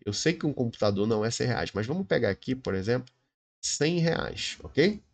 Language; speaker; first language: Portuguese; native; Portuguese